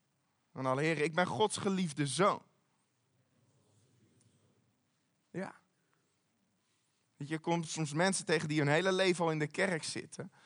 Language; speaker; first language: Dutch; native; Dutch